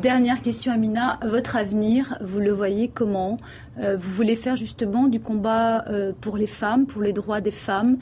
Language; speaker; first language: French; native; French